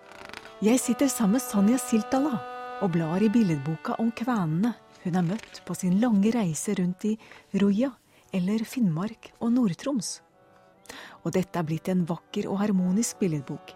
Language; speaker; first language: Norwegian; native; Norwegian